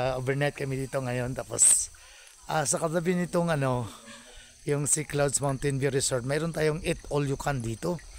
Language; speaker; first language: Filipino; non-native, local second language; Hiligaynon